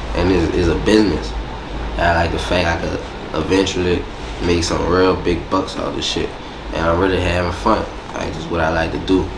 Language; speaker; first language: English; native; English